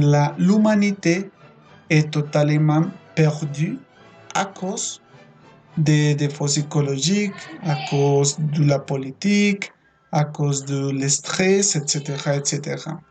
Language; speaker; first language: French; non-native, fluent; Spanish